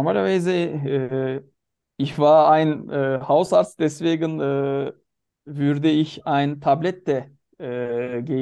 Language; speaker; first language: German; non-native, learner; Turkish